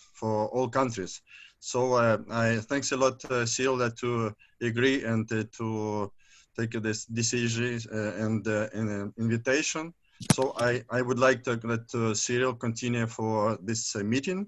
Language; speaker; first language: English; non-native, learner; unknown